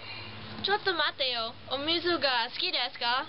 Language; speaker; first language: Japanese; non-native, learner; English